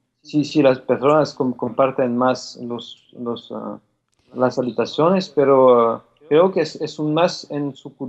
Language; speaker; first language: Spanish; non-native, fluent; French